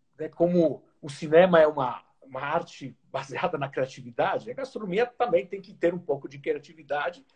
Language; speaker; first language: Portuguese; non-native, fluent; Italian